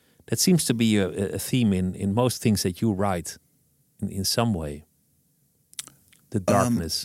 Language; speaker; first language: English; non-native, fluent; Dutch